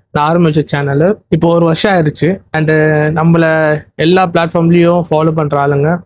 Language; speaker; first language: Tamil; non-native, local second language; Urdu